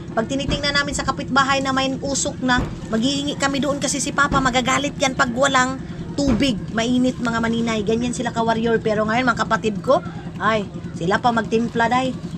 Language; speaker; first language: Filipino; non-native, local second language; Cebuano